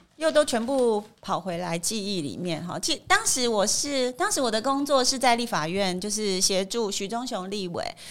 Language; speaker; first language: Chinese; native; Chinese